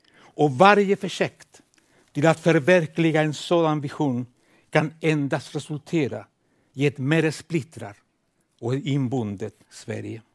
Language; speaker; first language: Swedish; non-native, fluent; Spanish